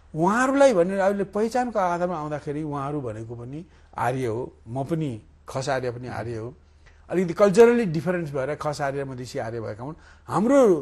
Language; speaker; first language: Nepali; native; Nepali